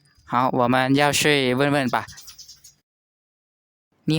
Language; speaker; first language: Chinese; non-native, learner; Lao